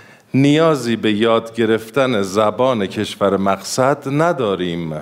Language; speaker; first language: Persian; native; Persian